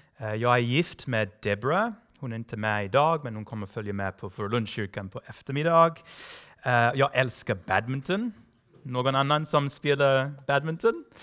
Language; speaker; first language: Swedish; non-native, fluent; English